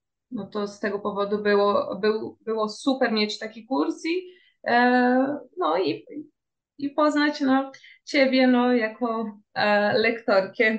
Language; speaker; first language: Polish; early bilingual, heritage; Portuguese